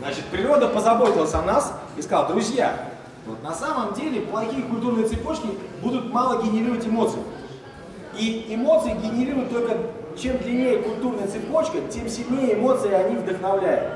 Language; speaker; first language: Russian; native; Russian